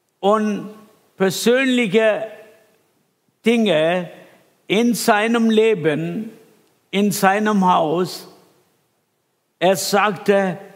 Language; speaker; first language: German; non-native, fluent; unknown